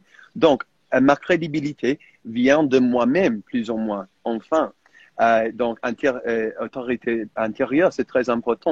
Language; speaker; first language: French; non-native, fluent; English